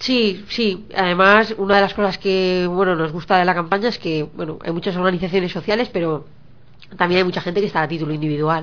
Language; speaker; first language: Spanish; native; Spanish